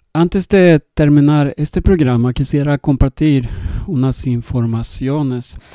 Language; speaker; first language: Spanish; non-native, fluent; Swedish